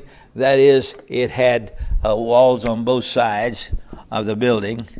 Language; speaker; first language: English; native; English